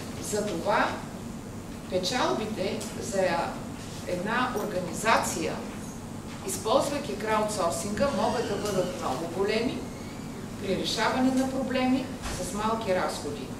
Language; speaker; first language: Bulgarian; native; Bulgarian